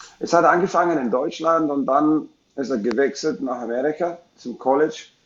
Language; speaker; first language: German; non-native, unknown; English